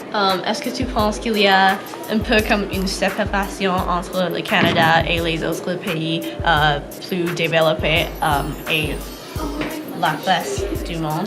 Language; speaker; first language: French; non-native, learner; English